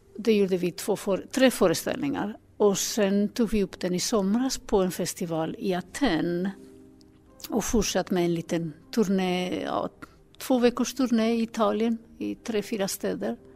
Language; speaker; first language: Swedish; non-native, fluent; Spanish